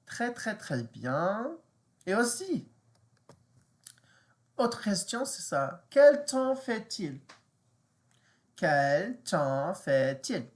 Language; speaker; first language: French; non-native, learner; English